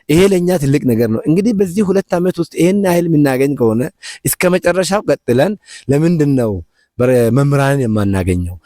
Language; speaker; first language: Amharic; non-native, local second language; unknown